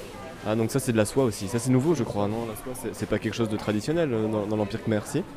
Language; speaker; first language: French; native; French